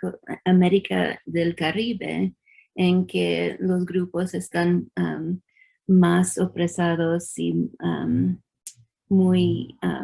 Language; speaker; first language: Spanish; early bilingual, heritage; English